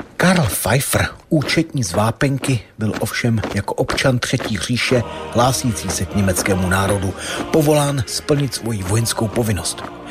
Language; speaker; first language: Czech; native; Czech